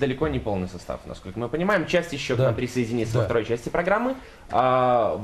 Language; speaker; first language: Russian; native; Russian